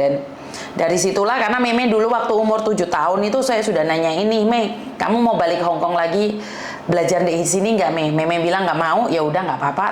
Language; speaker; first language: Indonesian; native; Indonesian